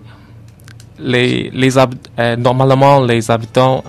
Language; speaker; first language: French; non-native, learner; Chinese